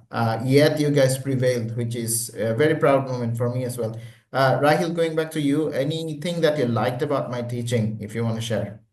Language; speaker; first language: English; non-native, local second language; Bangla